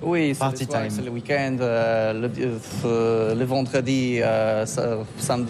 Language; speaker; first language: French; non-native, learner; Polish